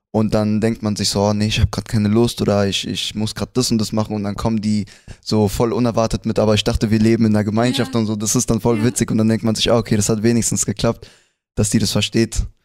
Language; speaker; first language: German; early bilingual, other home language; Spanish